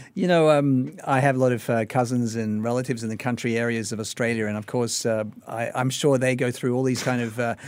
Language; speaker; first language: English; native; English